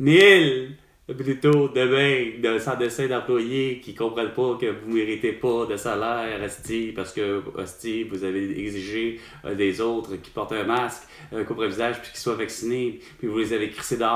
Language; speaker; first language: French; native; French